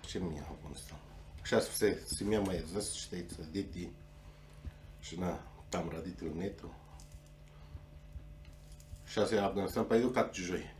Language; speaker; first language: Russian; non-native, local second language; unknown